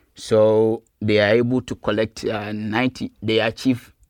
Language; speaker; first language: English; non-native, local second language; Akan